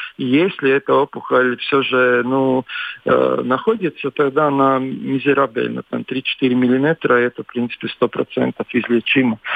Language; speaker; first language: Russian; non-native, local second language; Latvian